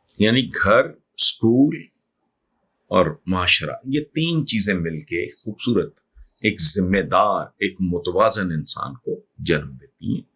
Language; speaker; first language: Urdu; non-native, local second language; Punjabi